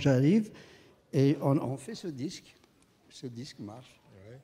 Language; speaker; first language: French; non-native, local second language; Kabyle